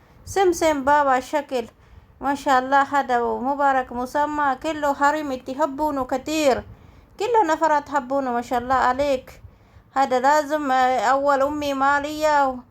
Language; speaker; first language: Arabic; non-native, learner; Oromo